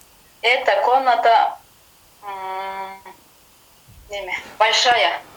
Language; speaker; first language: Russian; non-native, learner; Kyrgyz